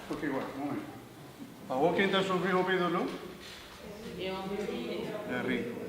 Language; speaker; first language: Spanish; non-native, learner; Papiamento